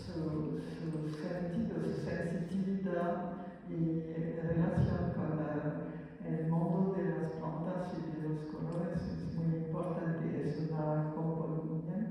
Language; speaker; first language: Spanish; non-native, fluent; French